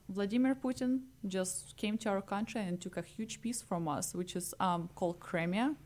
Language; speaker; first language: English; non-native, fluent; Ukrainian